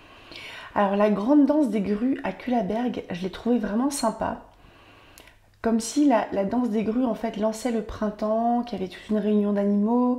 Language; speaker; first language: French; native; French